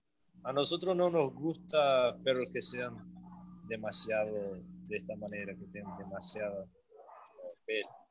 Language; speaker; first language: Spanish; non-native, learner; Portuguese